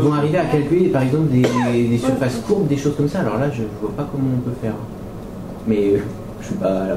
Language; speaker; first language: French; native; French